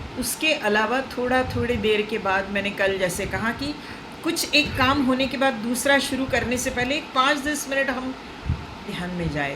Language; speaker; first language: Hindi; non-native, local second language; Marathi